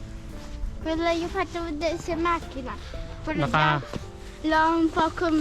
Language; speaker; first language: Italian; early bilingual, other home language; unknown